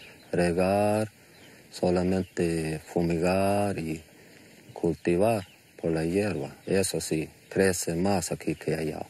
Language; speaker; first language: Spanish; non-native, local second language; Plautdietsch